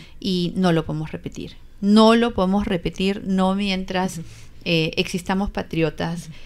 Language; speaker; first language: Spanish; native; Spanish